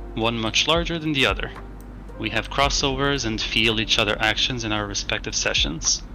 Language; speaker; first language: English; non-native, fluent; Greek